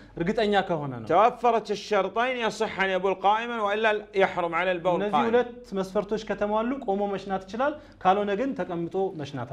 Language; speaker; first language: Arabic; non-native, fluent; Amharic